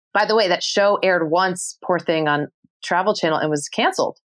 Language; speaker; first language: English; native; English